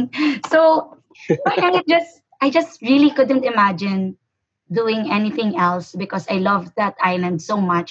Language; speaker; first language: English; non-native, local second language; Hiligaynon